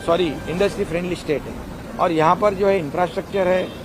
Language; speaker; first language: Hindi; non-native, local second language; Marathi